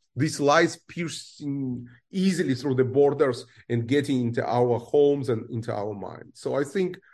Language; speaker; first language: English; non-native, fluent; Russian